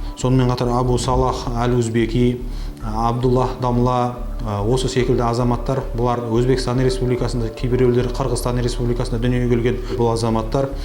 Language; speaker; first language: Kazakh; native; Kazakh